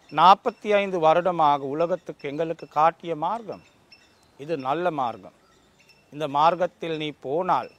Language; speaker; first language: Tamil; non-native, local second language; Sinhala